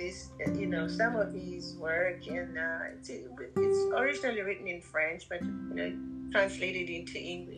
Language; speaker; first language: English; non-native, local second language; Zulu